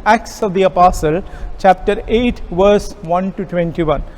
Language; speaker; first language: English; non-native, local second language; Kannada